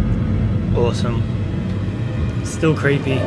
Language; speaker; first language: English; native; English